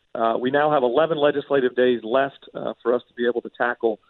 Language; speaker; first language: English; native; English